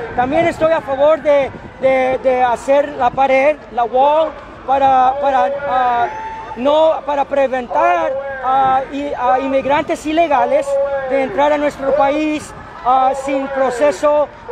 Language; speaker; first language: Spanish; early bilingual, heritage; Spanish